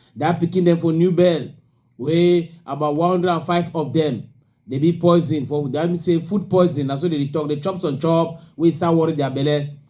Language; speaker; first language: Nigerian Pidgin; native; Nigerian Pidgin